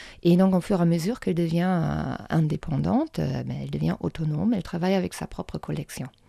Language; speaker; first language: French; non-native, fluent; German